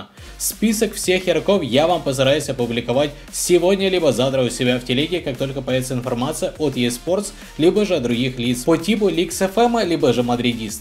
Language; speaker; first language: Russian; native; Russian